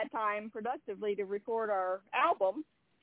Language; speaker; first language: English; native; English